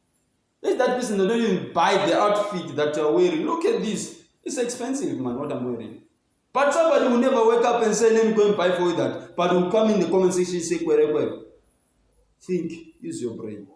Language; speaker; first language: English; non-native, local second language; Zulu